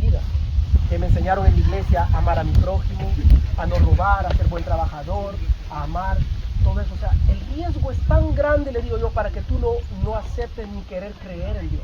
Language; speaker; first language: Spanish; native; Spanish